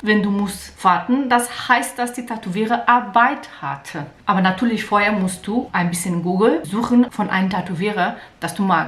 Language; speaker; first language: German; non-native, learner; Portuguese